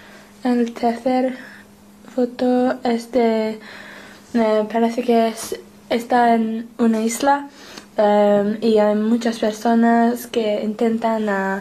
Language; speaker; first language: Spanish; non-native, learner; English